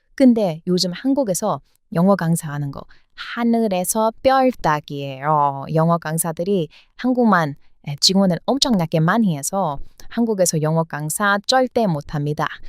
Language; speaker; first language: Korean; non-native, fluent; English